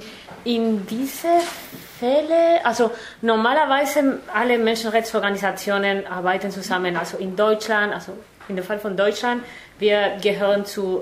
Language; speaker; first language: German; non-native, fluent; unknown